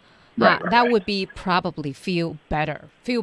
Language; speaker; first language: English; non-native, fluent; Chinese